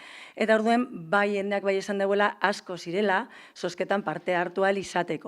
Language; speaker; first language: Basque; native; Basque